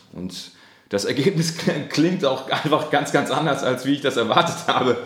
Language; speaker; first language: German; native; German